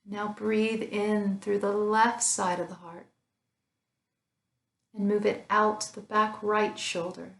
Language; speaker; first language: English; native; English